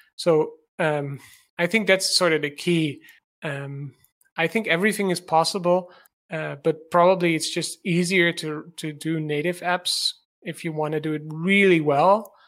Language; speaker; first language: English; non-native, fluent; Dutch